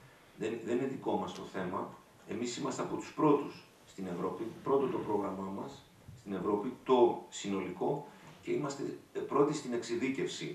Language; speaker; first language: Greek; native; Greek